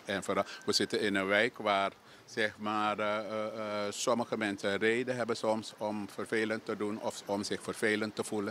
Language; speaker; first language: Dutch; native; Dutch